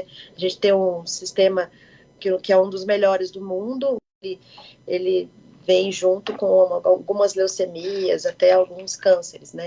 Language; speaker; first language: Portuguese; native; Portuguese